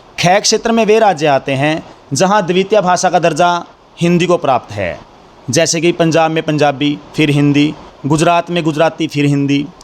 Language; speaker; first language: Hindi; native; Hindi